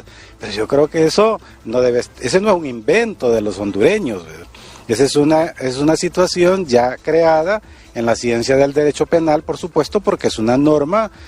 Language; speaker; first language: Spanish; native; Spanish